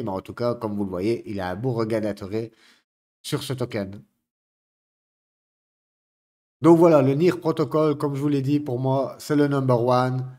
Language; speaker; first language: French; native; French